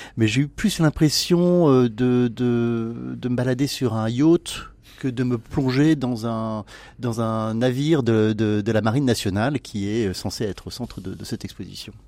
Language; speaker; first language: French; native; French